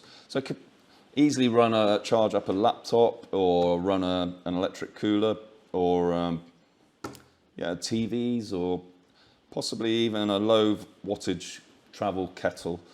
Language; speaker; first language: English; native; English